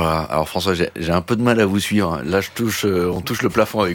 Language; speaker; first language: French; native; French